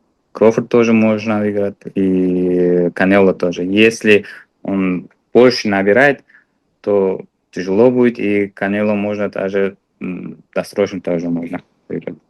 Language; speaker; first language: Russian; non-native, fluent; Uzbek